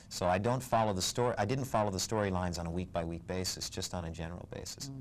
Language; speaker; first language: English; native; English